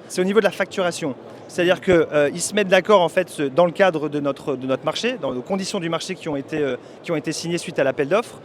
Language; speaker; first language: French; native; French